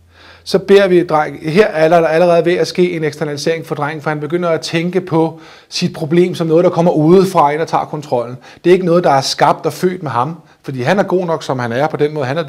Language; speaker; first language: Danish; native; Danish